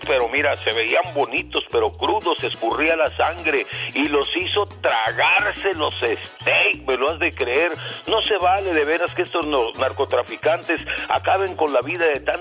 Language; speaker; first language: Spanish; native; Spanish